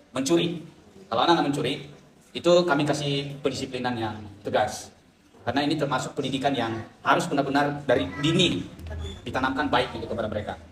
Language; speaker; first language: Indonesian; non-native, local second language; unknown